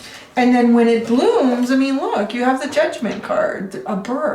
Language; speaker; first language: English; native; English